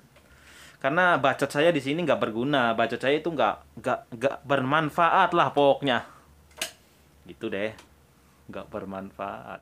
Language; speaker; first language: Indonesian; native; Indonesian